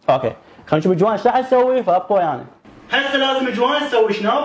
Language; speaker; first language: Arabic; native; Arabic